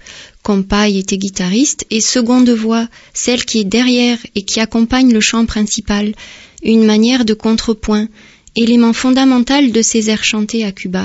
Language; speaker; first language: French; native; French